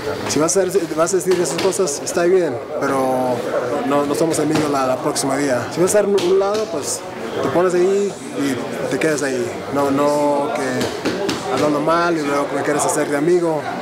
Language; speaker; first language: Spanish; early bilingual, heritage; Spanish